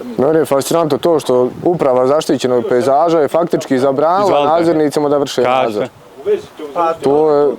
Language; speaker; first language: Bosnian; native; Bosnian